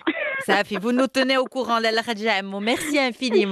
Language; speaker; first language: French; non-native, local second language; Arabic